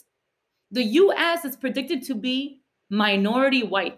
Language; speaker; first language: English; early bilingual, other home language; Spanish